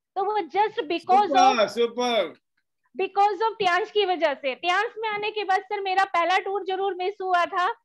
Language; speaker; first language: Hindi; native; Hindi